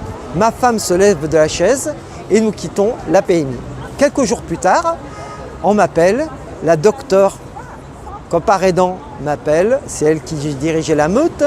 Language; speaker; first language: French; native; French